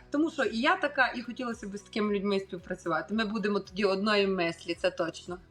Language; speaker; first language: Ukrainian; native; Ukrainian